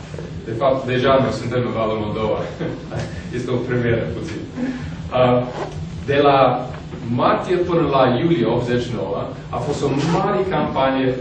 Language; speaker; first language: Romanian; non-native, fluent; English